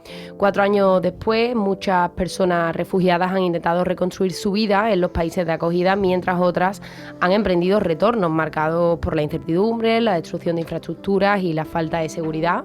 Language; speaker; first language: Spanish; native; Spanish